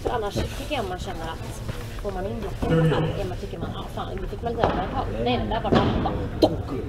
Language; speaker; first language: Swedish; native; Swedish